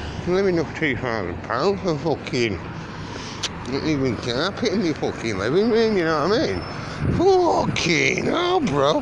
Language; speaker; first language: English; native; English